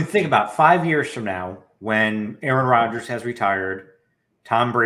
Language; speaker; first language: English; native; English